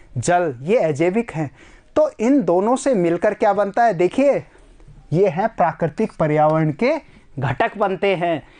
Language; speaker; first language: Hindi; native; Hindi